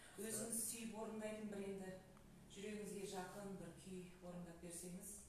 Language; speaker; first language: Kazakh; native; Kazakh